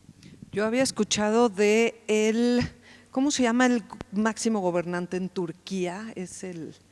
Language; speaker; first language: Spanish; native; Spanish